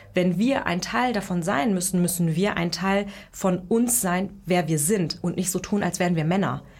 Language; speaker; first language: German; early bilingual, other home language; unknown